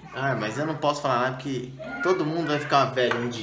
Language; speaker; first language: Portuguese; native; Portuguese